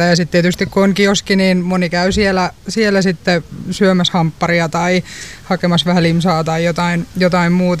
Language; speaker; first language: Finnish; native; Finnish